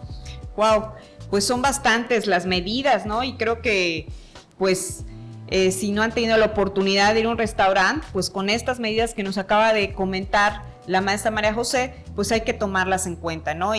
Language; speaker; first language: Spanish; native; Spanish